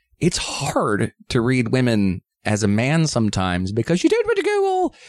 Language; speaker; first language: English; native; English